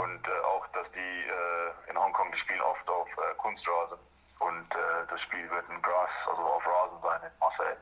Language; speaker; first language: German; non-native, fluent; Afrikaans